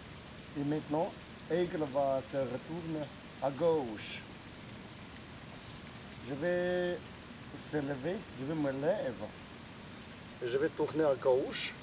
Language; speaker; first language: French; non-native, learner; Chinese